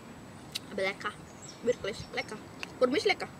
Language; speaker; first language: German; non-native, learner; Indonesian